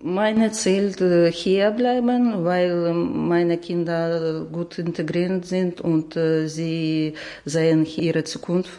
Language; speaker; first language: German; non-native, learner; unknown